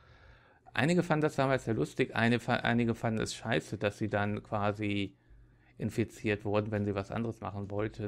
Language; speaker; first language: German; native; German